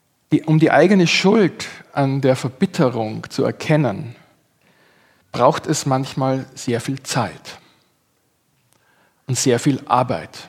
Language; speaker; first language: German; native; German